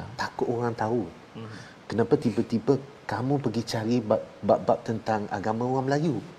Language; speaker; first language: Malay; non-native, local second language; Chinese